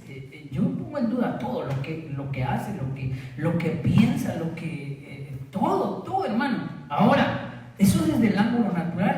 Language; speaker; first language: Spanish; native; Spanish